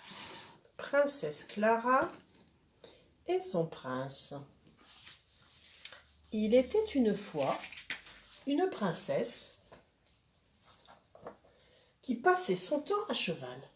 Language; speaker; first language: French; native; French